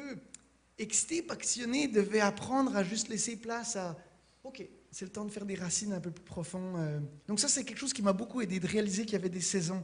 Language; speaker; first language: French; native; French